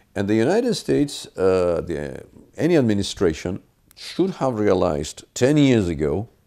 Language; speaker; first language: English; non-native, fluent; Spanish